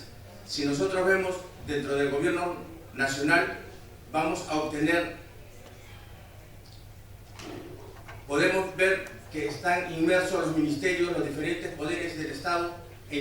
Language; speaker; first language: Spanish; native; Spanish